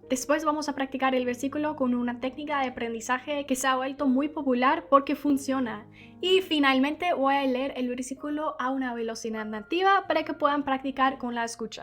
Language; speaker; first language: Spanish; non-native, fluent; English